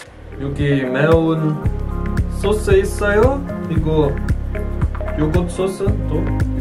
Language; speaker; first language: Korean; non-native, learner; German